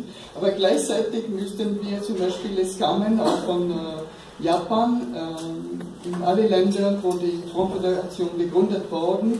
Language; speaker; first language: German; non-native, fluent; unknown